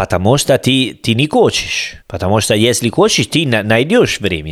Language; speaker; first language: Russian; non-native, learner; Italian